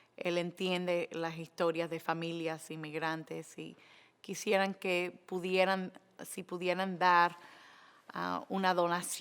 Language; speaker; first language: Spanish; early bilingual, other home language; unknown